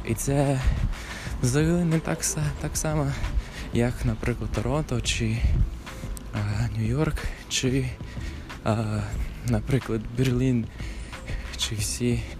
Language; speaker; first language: Ukrainian; non-native, fluent; English